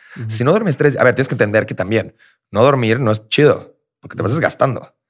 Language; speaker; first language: Spanish; native; Spanish